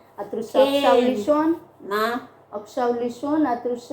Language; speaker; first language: Hebrew; non-native, learner; Gujarati